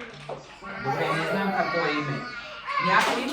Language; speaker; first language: Bulgarian; non-native, fluent; English